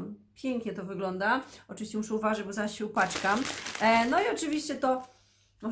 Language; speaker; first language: Polish; native; Polish